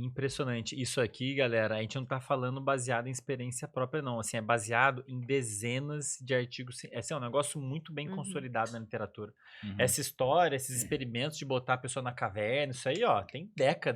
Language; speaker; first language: Portuguese; native; Portuguese